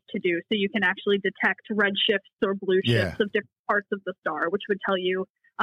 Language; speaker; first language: English; native; English